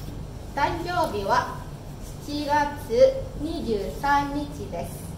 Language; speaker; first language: Japanese; non-native, fluent; Indonesian